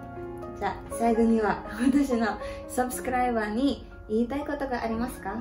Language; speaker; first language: Japanese; non-native, learner; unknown